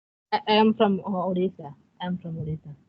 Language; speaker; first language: English; non-native, learner; Odia